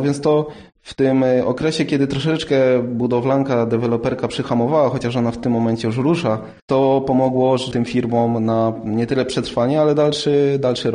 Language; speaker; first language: Polish; native; Polish